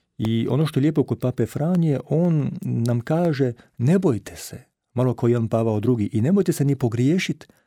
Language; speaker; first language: Croatian; native; Croatian